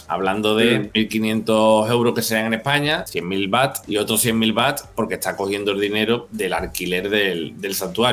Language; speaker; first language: Spanish; native; Spanish